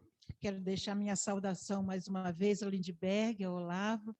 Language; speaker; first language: Portuguese; native; Portuguese